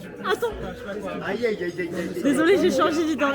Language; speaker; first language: French; native; French